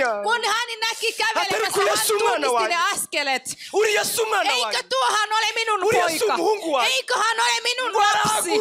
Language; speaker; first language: Finnish; non-native, fluent; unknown